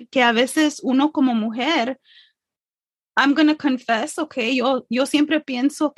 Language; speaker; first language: Spanish; early bilingual, heritage; English